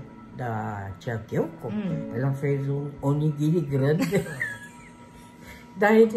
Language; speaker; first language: Portuguese; non-native, local second language; Japanese